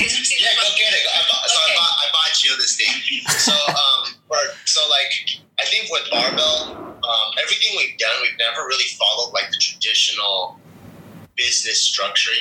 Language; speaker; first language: English; native; English